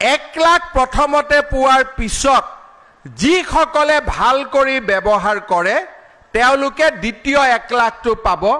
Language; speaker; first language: Assamese; native; Assamese